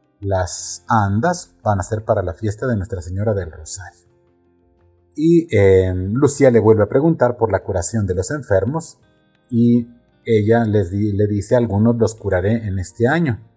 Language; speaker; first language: Spanish; native; Spanish